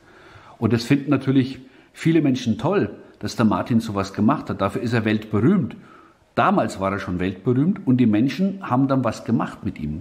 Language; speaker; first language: German; native; German